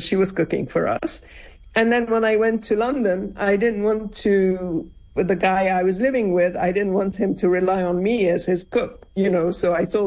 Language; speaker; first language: English; non-native, fluent; Arabic